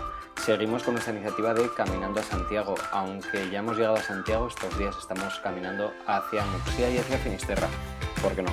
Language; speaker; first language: Spanish; native; Spanish